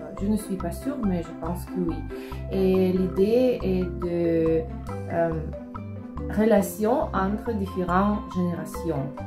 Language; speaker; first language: French; non-native, fluent; Russian